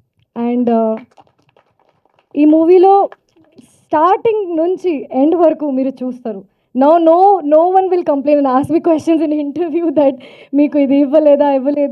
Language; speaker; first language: Telugu; non-native, fluent; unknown